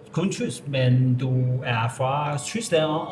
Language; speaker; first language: Danish; non-native, learner; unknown